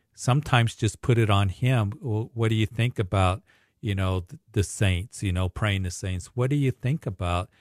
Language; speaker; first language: English; native; English